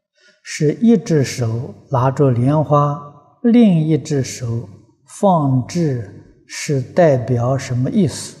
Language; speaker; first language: Chinese; native; Chinese